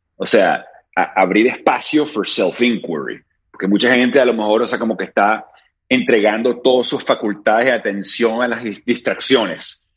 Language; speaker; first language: Spanish; native; Spanish